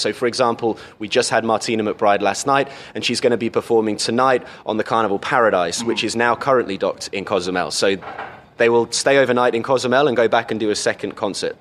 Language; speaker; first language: English; native; English